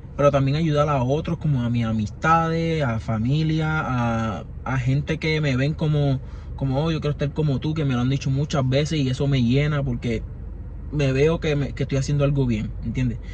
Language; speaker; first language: Spanish; early bilingual, heritage; Spanish